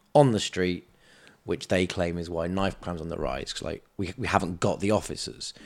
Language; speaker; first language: English; native; English